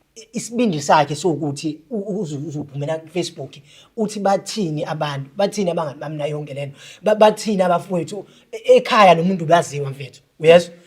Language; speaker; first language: Zulu; native; Zulu